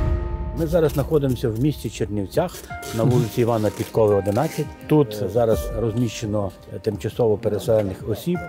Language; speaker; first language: Ukrainian; native; Ukrainian